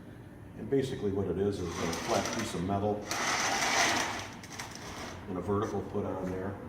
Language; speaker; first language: English; native; English